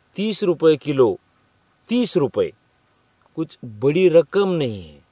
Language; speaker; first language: Hindi; non-native, local second language; Marathi